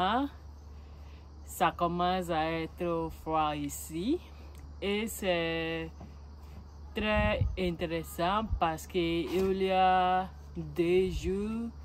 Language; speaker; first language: French; non-native, learner; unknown